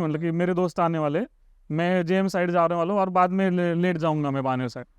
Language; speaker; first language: Hindi; non-native, local second language; Marathi